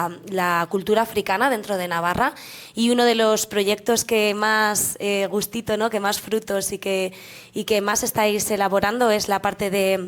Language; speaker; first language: Spanish; native; Spanish